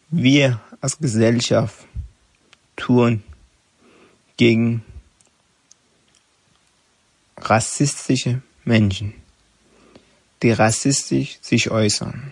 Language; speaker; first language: German; non-native, learner; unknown